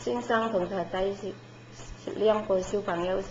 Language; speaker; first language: Cantonese; non-native, learner; Indonesian